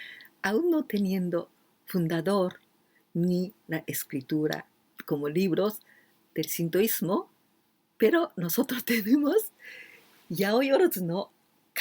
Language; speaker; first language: Spanish; non-native, fluent; Japanese